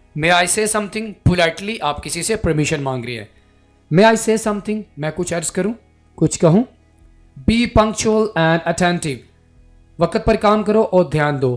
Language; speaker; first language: Urdu; native; Urdu